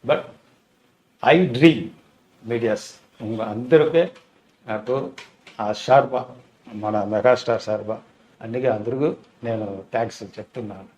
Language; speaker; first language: Telugu; non-native, local second language; Tamil